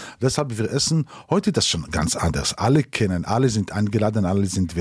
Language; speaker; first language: German; non-native, learner; Hebrew